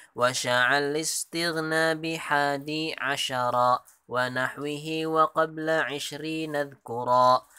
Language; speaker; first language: Arabic; non-native, learner; Indonesian